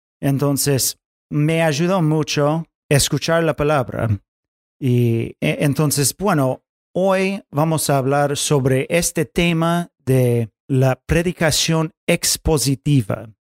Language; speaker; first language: Spanish; non-native, fluent; English